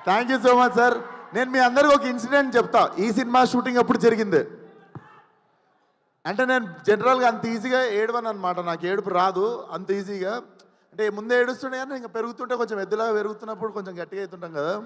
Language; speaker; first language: Telugu; native; Telugu